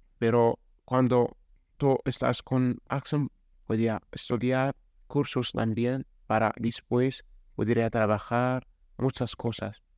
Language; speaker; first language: Spanish; non-native, learner; Arabic